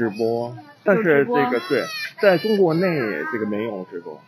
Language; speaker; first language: Chinese; non-native, fluent; Korean